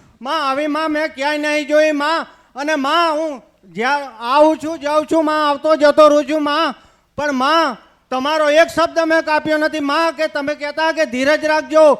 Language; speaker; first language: Gujarati; native; Gujarati